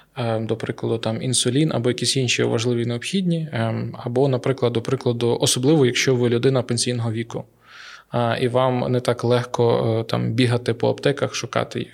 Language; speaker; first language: Ukrainian; native; Ukrainian